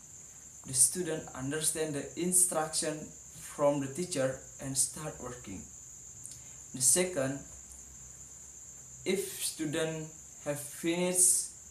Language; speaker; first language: English; non-native, learner; Indonesian